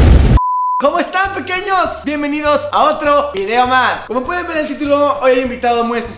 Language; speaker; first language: Spanish; native; Spanish